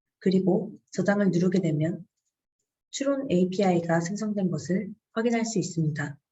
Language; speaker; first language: Korean; native; Korean